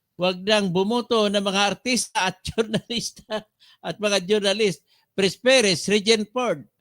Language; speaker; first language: Filipino; non-native, local second language; Cebuano